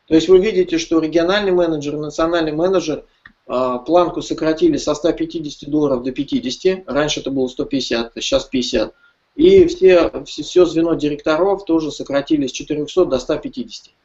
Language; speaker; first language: Russian; native; Russian